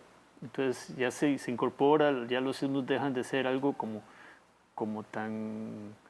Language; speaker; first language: Spanish; native; Spanish